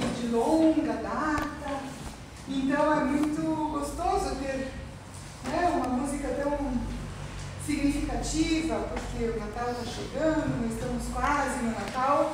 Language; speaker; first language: Portuguese; native; Portuguese